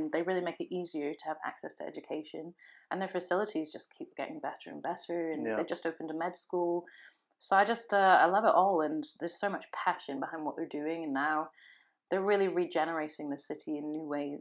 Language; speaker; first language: English; native; English